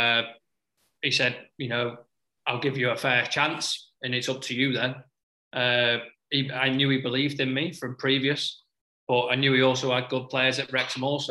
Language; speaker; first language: English; native; English